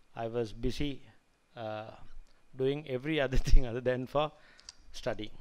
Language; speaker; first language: English; non-native, local second language; Sinhala